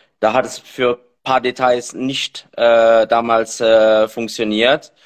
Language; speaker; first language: German; non-native, fluent; French